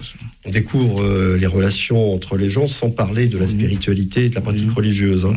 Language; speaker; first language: French; native; French